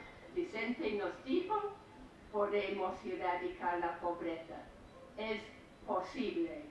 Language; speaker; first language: Spanish; non-native, fluent; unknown